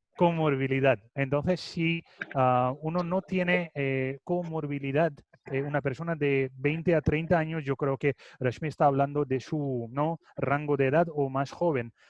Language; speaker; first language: Spanish; non-native, fluent; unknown